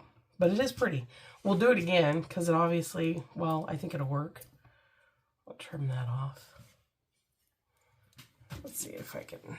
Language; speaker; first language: English; native; English